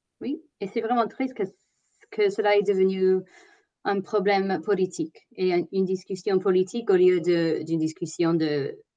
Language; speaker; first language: French; non-native, fluent; English